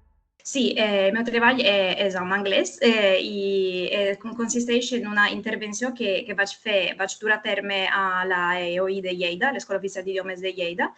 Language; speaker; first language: Catalan; non-native, fluent; Italian